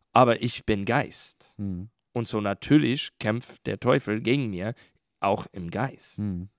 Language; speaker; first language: German; non-native, learner; English